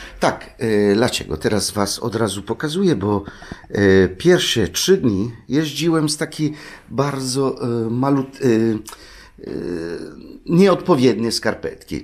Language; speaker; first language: Polish; non-native, learner; Italian